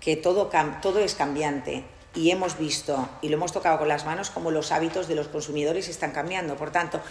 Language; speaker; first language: Spanish; non-native, local second language; Catalan